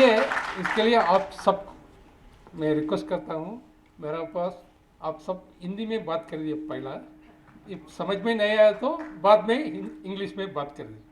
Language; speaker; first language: Hindi; non-native, local second language; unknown